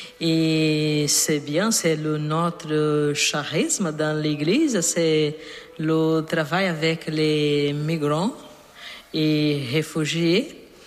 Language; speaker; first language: French; non-native, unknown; Portuguese